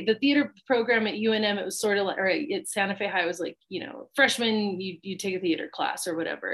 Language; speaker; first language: English; native; English